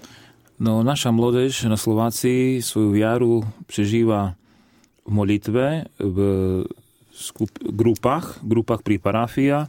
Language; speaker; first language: Polish; non-native, learner; Slovak